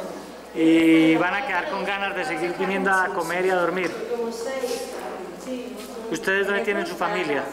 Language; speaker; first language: Spanish; native; Spanish